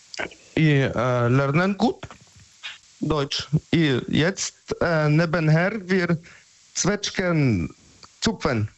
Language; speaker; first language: German; non-native, learner; Polish